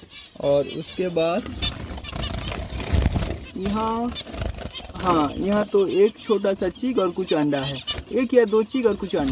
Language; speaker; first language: Hindi; non-native, local second language; Bangla